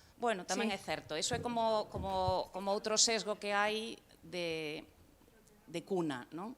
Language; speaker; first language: Galician; non-native, local second language; Spanish